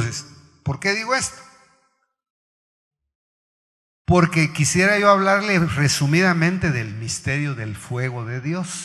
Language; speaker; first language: Spanish; native; Spanish